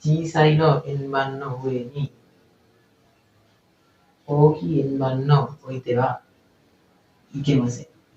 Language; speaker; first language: Japanese; non-native, learner; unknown